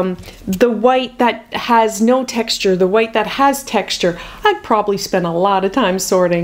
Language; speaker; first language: English; native; English